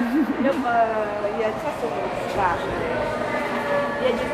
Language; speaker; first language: Russian; non-native, learner; Vietnamese